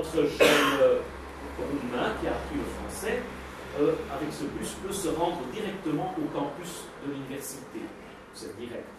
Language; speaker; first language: French; native; French